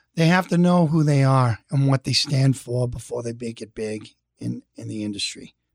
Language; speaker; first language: English; native; English